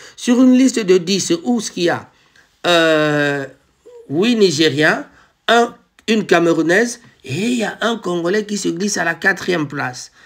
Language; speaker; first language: French; non-native, local second language; Lingala